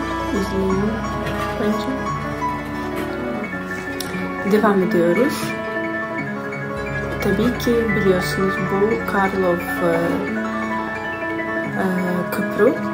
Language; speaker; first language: Turkish; non-native, learner; Ukrainian